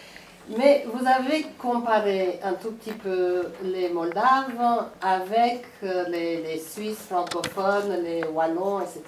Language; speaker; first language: French; non-native, fluent; Romanian